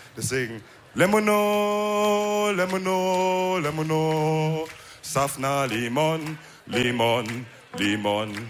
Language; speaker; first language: German; early bilingual, other home language; Wolof